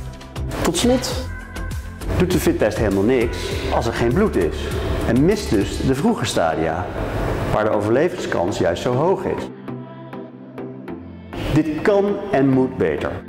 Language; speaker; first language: Dutch; native; Dutch